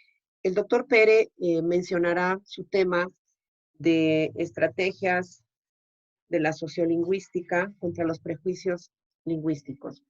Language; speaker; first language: Spanish; native; Spanish